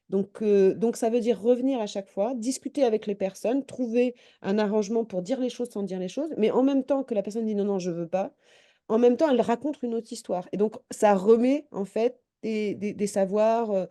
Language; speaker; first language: French; native; French